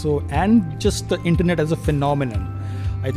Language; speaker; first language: English; non-native, local second language; Hindi